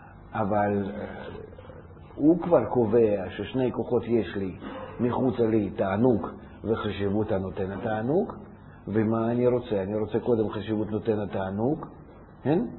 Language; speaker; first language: Hebrew; non-native, fluent; Russian